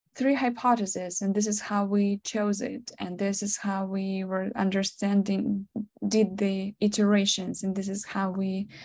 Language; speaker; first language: English; non-native, fluent; Ukrainian